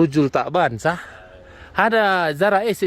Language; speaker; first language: Arabic; non-native, learner; Indonesian